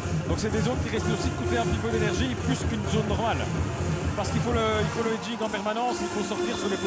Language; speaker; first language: French; native; French